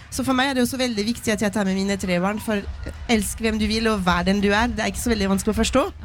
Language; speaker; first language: Norwegian; non-native, fluent; French